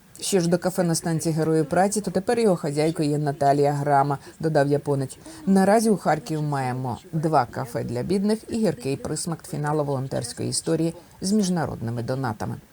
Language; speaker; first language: Ukrainian; native; Ukrainian